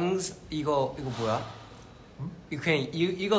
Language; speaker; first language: Korean; early bilingual, heritage; Korean